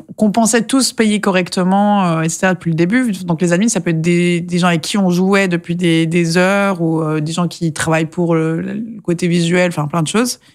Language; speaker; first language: French; native; French